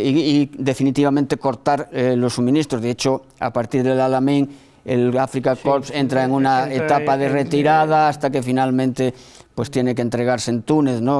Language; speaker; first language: Spanish; native; Spanish